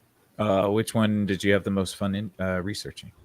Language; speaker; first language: English; native; English